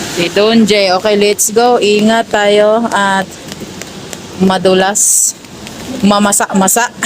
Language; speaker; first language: Filipino; native; Filipino